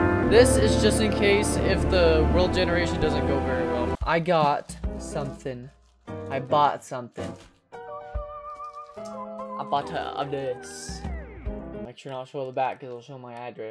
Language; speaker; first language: English; native; English